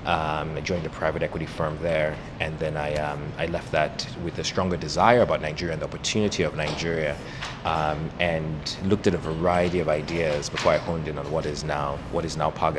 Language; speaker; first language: English; non-native, local second language; Yoruba